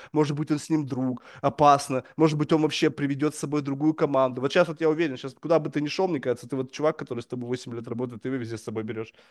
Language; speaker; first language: Russian; native; Russian